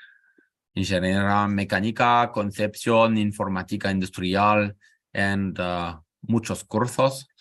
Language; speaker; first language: Spanish; non-native, learner; French